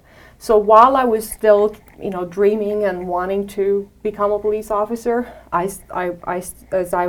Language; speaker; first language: English; non-native, fluent; Romanian